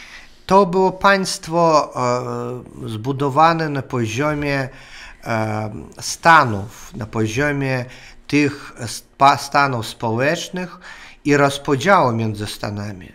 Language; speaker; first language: Polish; non-native, learner; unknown